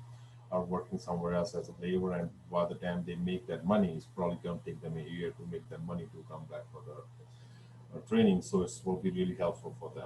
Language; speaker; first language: English; non-native, fluent; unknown